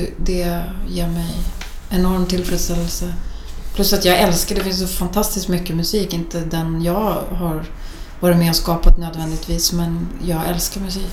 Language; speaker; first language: Swedish; native; Swedish